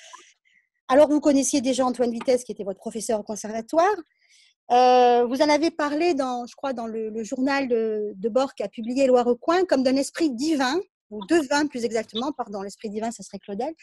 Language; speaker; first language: French; native; French